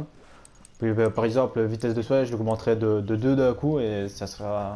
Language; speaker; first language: French; native; French